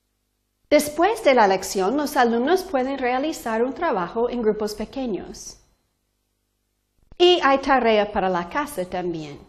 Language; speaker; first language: Spanish; non-native, fluent; English